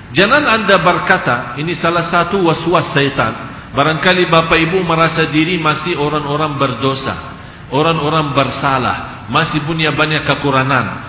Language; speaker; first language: Indonesian; non-native, fluent; Arabic